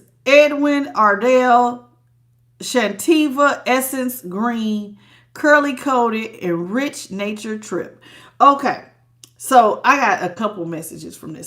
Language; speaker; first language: English; native; English